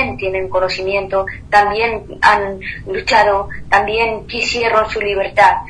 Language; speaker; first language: Spanish; non-native, fluent; Persian